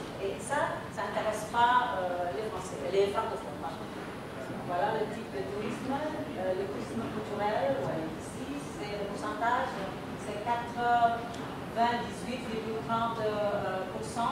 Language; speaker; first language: French; non-native, fluent; Indonesian